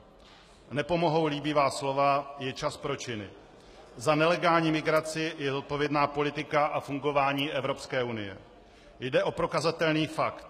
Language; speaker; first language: Czech; native; Czech